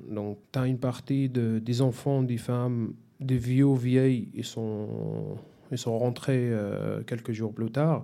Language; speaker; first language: French; non-native, fluent; Arabic